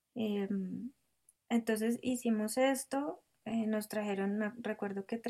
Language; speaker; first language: Spanish; native; Spanish